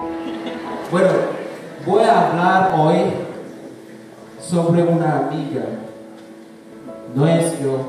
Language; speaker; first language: Spanish; non-native, learner; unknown